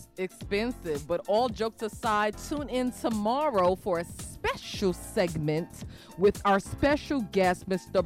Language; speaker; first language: English; native; English